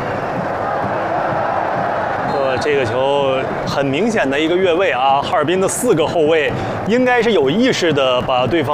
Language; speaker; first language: Chinese; native; Chinese